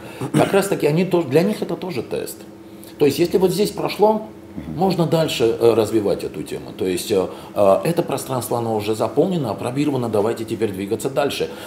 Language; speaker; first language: Russian; non-native, local second language; Georgian